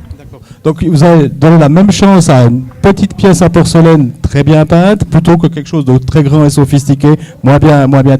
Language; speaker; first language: French; native; French